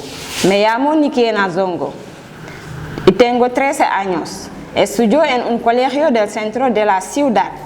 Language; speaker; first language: Spanish; non-native, fluent; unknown